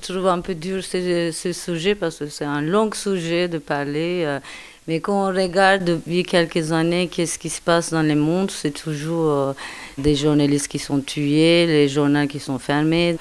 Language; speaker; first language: French; non-native, learner; Turkish